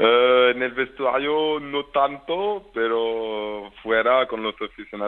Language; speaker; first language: Spanish; non-native, fluent; French